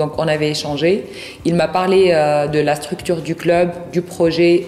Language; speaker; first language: French; non-native, local second language; Arabic